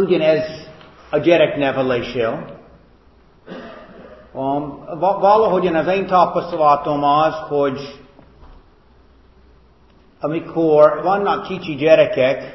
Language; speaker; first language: Hungarian; non-native, fluent; English